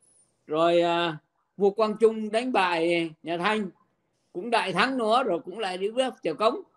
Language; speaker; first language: Vietnamese; native; Vietnamese